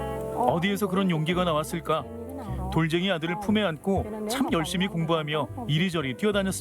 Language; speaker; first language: Korean; native; Korean